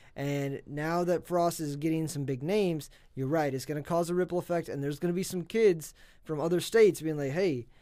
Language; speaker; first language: English; native; English